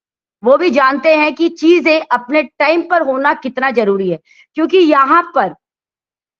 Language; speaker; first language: Hindi; native; Hindi